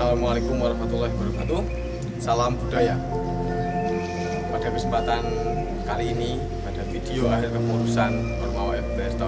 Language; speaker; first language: Indonesian; non-native, local second language; Javanese